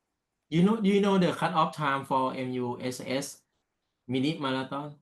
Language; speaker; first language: English; non-native, learner; Thai